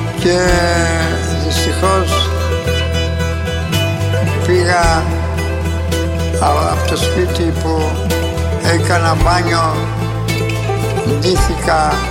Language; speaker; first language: Greek; non-native, local second language; Ladino